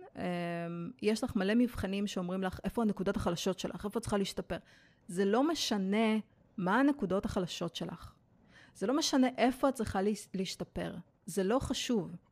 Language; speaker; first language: Hebrew; native; Hebrew